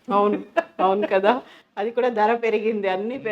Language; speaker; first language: Telugu; native; Telugu